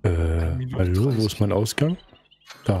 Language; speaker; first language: German; native; German